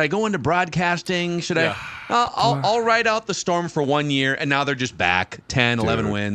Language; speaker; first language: English; native; English